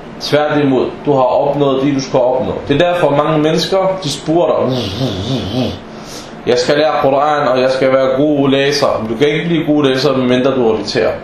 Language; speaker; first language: Danish; early bilingual, other home language; Arabic